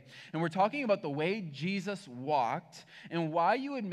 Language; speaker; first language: English; native; English